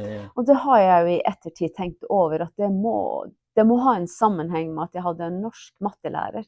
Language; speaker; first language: Norwegian; non-native, local second language; Northern Sami